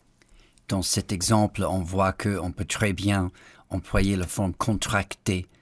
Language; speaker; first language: French; non-native, fluent; English